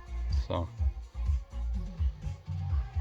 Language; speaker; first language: English; non-native, learner; Lithuanian